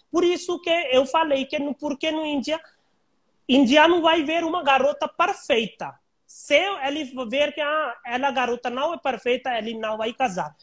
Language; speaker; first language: Portuguese; non-native, learner; Hindi